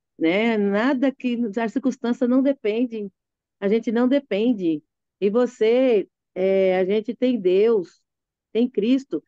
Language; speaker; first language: Portuguese; native; Portuguese